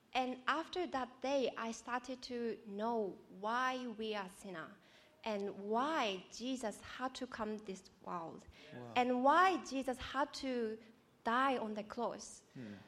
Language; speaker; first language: English; non-native, fluent; Japanese